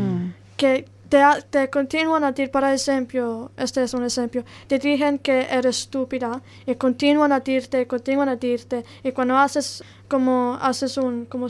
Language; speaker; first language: Spanish; non-native, learner; Italian